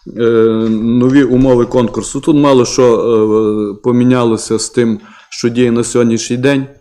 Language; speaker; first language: Ukrainian; native; Ukrainian